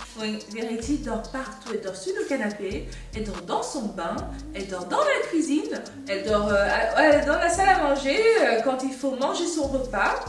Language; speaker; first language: French; non-native, fluent; English